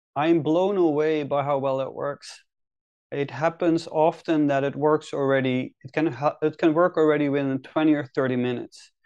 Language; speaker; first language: English; non-native, fluent; Dutch